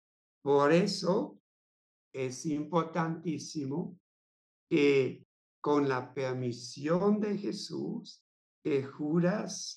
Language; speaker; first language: Spanish; non-native, fluent; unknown